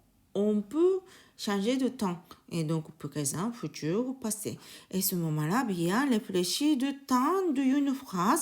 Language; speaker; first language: French; non-native, learner; Japanese